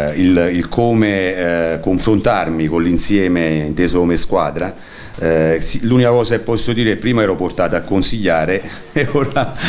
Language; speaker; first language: Italian; native; Italian